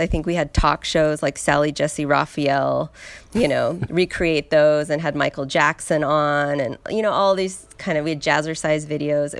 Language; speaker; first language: English; native; English